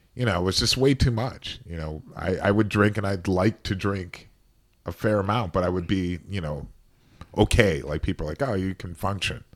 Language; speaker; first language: English; native; English